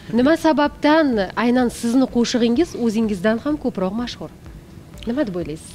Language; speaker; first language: Uzbek; native; Uzbek